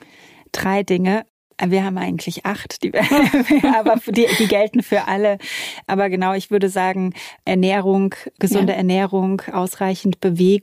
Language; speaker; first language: German; native; German